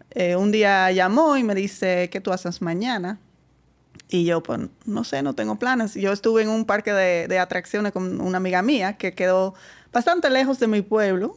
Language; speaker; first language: Spanish; non-native, fluent; Dutch